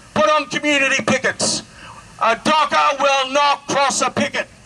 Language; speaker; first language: English; native; English